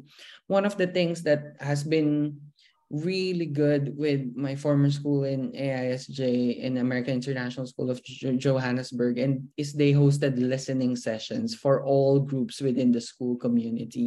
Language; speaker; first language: English; non-native, local second language; Filipino